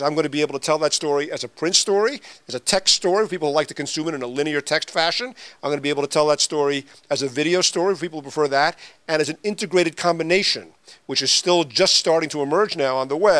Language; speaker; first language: English; native; English